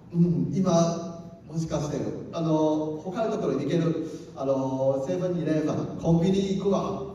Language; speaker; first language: Japanese; non-native, learner; Cantonese